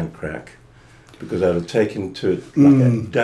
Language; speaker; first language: English; native; English